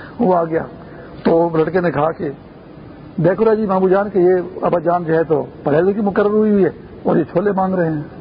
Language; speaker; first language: Urdu; non-native, local second language; Pashto